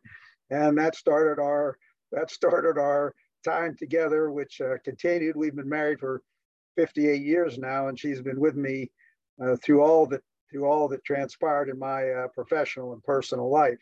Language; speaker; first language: English; native; English